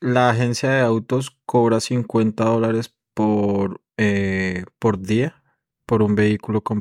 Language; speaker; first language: Spanish; native; Spanish